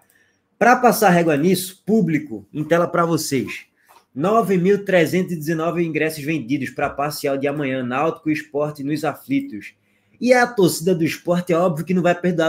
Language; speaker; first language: Portuguese; native; Portuguese